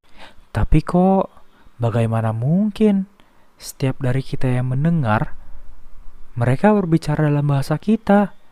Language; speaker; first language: Indonesian; native; Indonesian